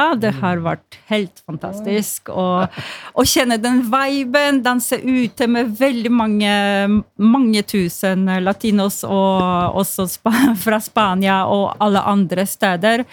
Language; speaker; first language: Norwegian; non-native, fluent; Polish